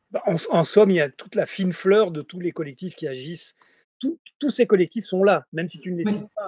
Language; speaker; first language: French; native; French